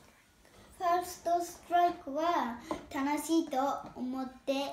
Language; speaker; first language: Japanese; early bilingual, heritage; Japanese